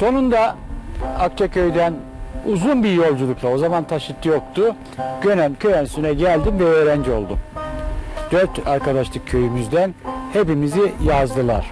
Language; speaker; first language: Turkish; native; Turkish